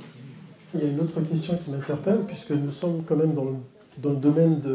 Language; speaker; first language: French; native; French